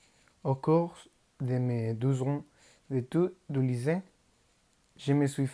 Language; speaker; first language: French; non-native, learner; Spanish